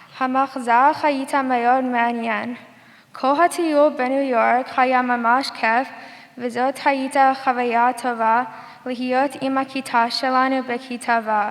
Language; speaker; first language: Hebrew; non-native, learner; English